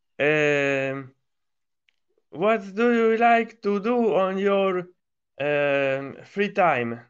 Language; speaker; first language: English; non-native, learner; Italian